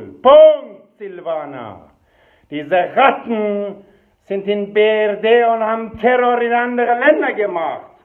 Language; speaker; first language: German; non-native, fluent; Persian